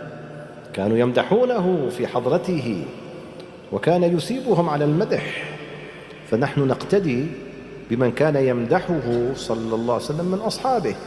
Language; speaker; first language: Arabic; native; Arabic